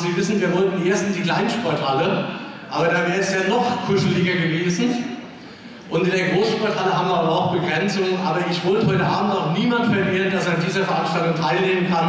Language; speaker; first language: German; native; German